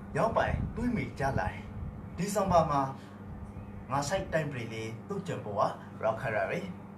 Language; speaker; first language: Burmese; native; Burmese